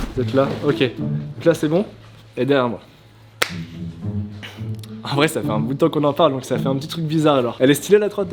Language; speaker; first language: French; native; French